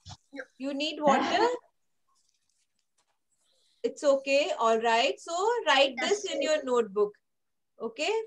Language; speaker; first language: English; non-native, local second language; Hindi